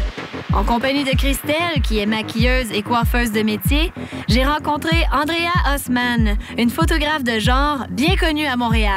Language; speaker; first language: French; native; French